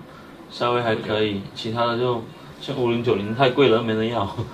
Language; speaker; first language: Chinese; native; Chinese